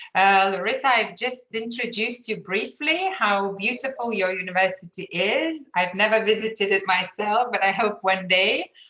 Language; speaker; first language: English; non-native, fluent; Lithuanian